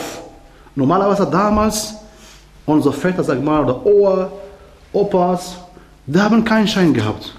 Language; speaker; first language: German; non-native, learner; Arabic